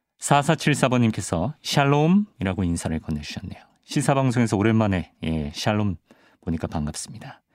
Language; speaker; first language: Korean; native; Korean